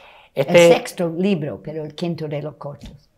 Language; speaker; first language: Spanish; non-native, fluent; English